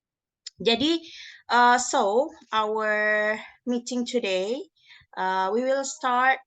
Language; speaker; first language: English; non-native, learner; Indonesian